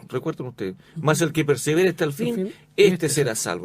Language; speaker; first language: Spanish; native; Spanish